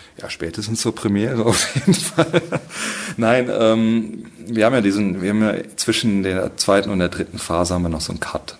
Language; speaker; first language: German; native; German